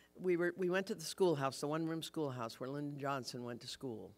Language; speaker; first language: English; native; English